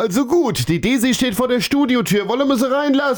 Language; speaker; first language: German; native; German